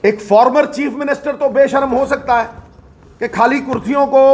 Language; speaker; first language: Hindi; non-native, local second language; Punjabi